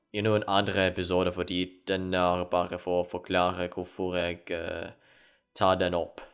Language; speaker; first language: Norwegian; non-native, learner; Ukrainian